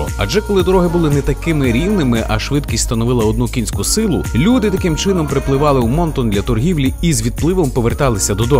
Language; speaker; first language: Ukrainian; native; Ukrainian